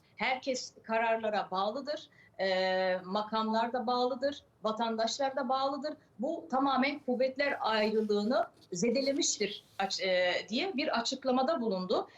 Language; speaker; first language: Turkish; early bilingual, other home language; French